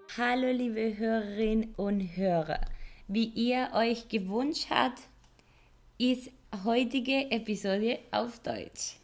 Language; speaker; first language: German; non-native, learner; Spanish